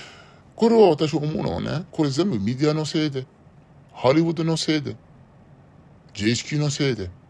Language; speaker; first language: Japanese; non-native, learner; Arabic